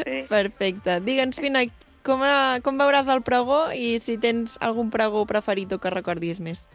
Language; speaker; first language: Catalan; native; Catalan